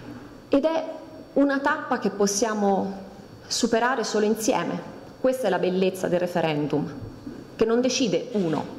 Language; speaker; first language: Italian; native; Italian